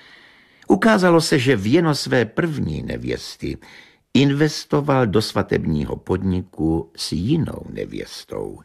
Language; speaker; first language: Czech; native; Czech